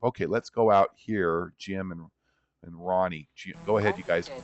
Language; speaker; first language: English; native; English